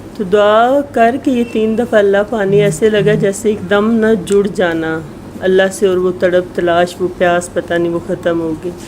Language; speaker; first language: Urdu; native; Urdu